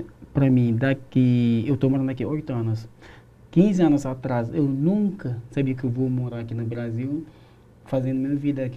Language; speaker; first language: Portuguese; non-native, learner; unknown